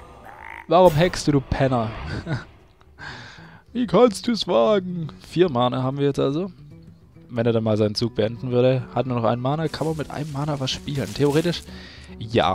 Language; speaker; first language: German; native; German